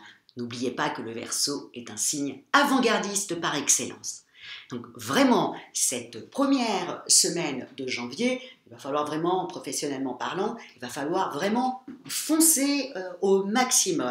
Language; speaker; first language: French; native; French